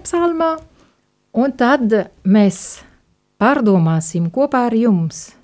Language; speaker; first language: Latvian; non-native, fluent; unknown